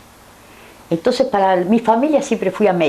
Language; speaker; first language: Spanish; native; Spanish